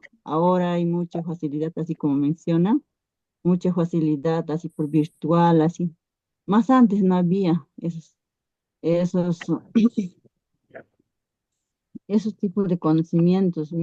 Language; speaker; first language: Spanish; non-native, local second language; Quechua